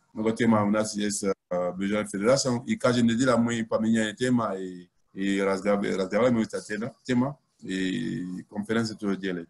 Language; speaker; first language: Russian; non-native, learner; French